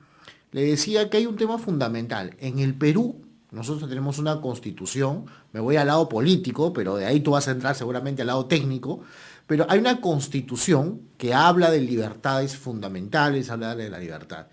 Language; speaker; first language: Spanish; native; Spanish